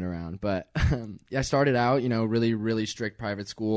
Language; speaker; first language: English; native; English